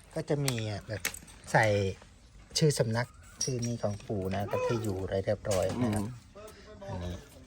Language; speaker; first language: Thai; native; Thai